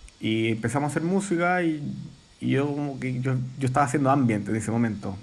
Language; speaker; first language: Spanish; native; Spanish